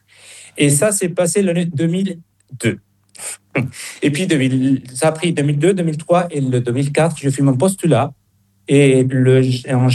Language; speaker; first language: French; non-native, fluent; Spanish